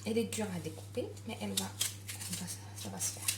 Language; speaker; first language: French; non-native, local second language; Arabic